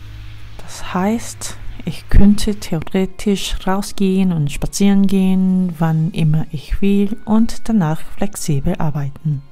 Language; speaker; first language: German; non-native, fluent; Korean